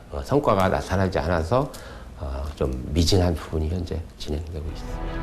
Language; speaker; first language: Korean; native; Korean